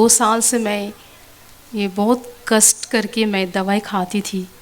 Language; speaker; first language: Hindi; non-native, local second language; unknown